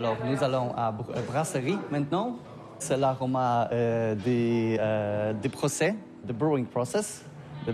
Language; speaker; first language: French; non-native, learner; Polish